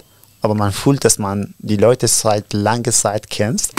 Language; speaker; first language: German; non-native, learner; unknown